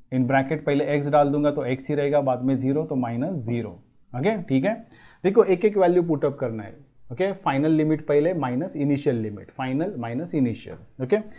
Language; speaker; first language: Hindi; non-native, local second language; Marathi